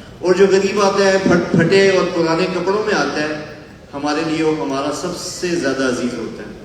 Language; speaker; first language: Urdu; native; Urdu